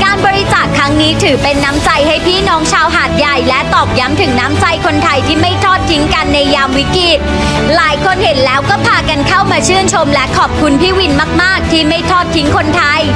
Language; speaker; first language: Thai; native; Thai